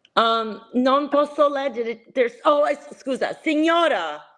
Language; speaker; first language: Italian; non-native, learner; English